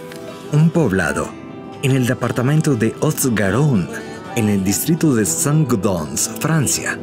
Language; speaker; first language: Spanish; native; Spanish